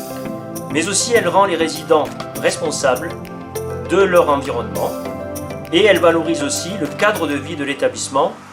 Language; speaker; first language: French; native; French